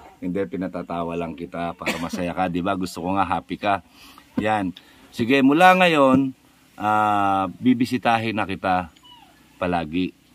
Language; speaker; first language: Filipino; native; Filipino